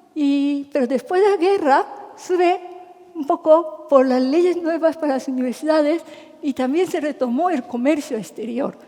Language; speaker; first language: Spanish; non-native, fluent; Japanese